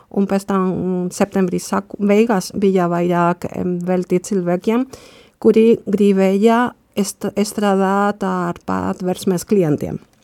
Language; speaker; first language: Latvian; non-native, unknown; Spanish